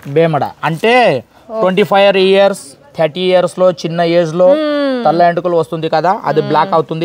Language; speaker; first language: Telugu; non-native, learner; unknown